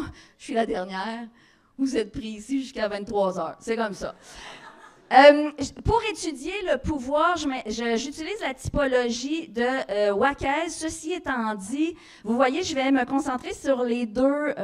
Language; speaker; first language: French; native; French